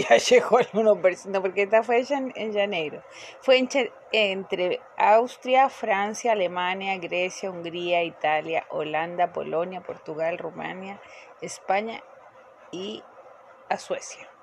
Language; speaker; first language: Portuguese; non-native, fluent; Spanish